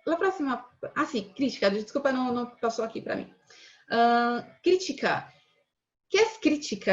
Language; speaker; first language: Spanish; non-native, learner; Portuguese